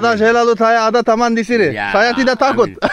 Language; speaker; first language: Indonesian; non-native, learner; Turkish